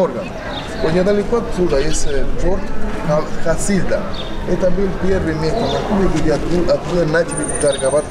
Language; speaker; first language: Russian; non-native, learner; Spanish